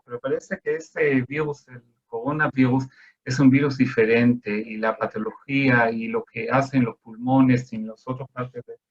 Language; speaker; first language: Spanish; non-native, fluent; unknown